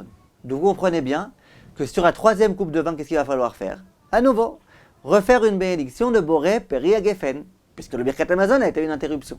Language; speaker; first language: French; native; French